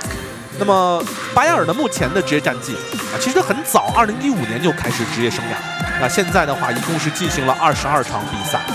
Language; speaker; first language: Chinese; native; Chinese